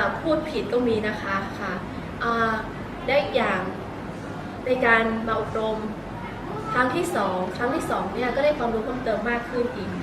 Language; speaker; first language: Thai; native; Thai